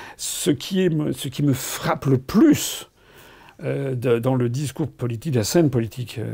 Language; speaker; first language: French; native; French